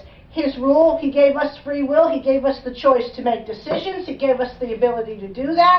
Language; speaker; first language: English; native; English